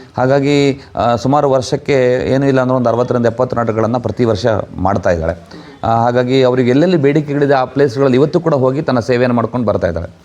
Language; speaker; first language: Kannada; non-native, local second language; Konkani